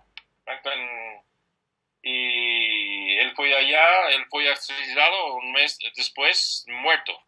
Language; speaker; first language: Spanish; non-native, fluent; English